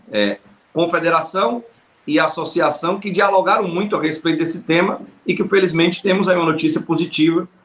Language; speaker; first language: Portuguese; native; Portuguese